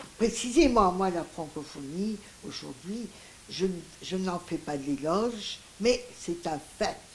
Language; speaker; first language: French; non-native, local second language; Greek